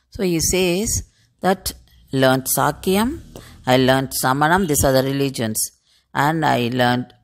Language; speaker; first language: English; non-native, local second language; Tamil